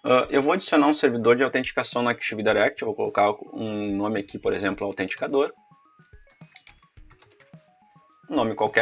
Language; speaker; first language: Portuguese; native; Portuguese